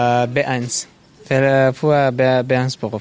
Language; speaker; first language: German; non-native, learner; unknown